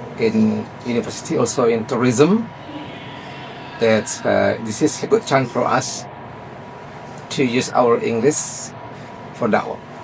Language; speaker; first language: English; non-native, fluent; Indonesian